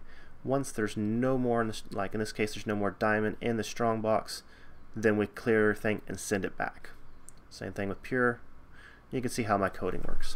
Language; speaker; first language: English; native; English